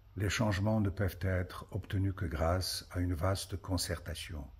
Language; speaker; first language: French; early bilingual, other home language; Polish